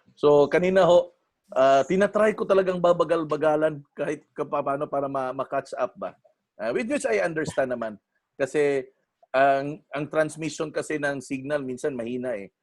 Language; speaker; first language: Filipino; non-native, local second language; Cebuano